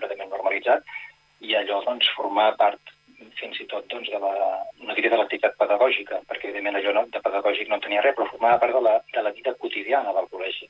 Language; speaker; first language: Catalan; native; Catalan